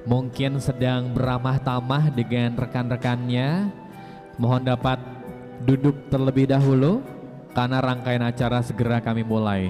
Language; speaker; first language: Indonesian; native; Indonesian